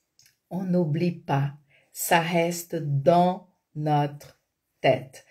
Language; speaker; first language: French; non-native, fluent; Portuguese